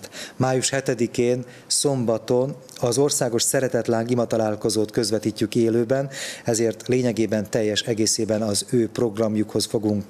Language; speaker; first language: Hungarian; native; Hungarian